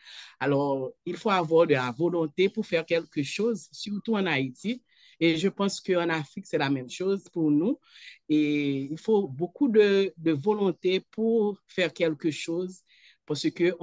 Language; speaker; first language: French; non-native, local second language; Haitian Creole